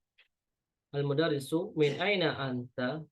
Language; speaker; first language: Arabic; non-native, fluent; Indonesian